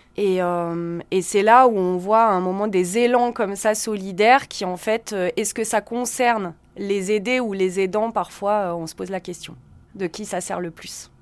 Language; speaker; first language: French; native; French